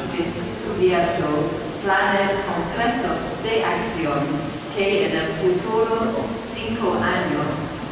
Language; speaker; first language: Spanish; non-native, fluent; English